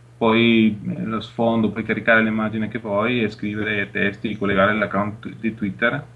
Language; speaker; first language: Italian; non-native, fluent; Spanish